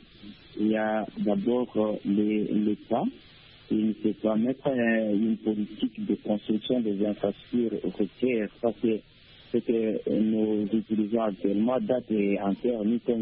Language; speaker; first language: French; non-native, local second language; Luba-Lulua